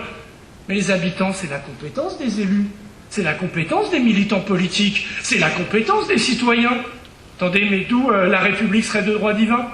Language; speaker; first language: French; native; French